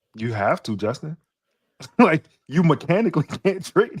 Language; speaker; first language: English; native; English